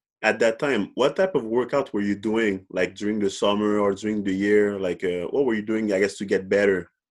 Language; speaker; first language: English; non-native, fluent; French